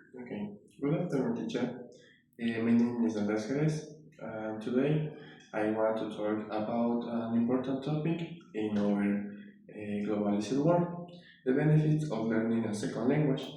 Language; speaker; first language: English; non-native, learner; Spanish